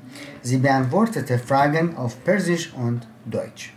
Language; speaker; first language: German; non-native, learner; Persian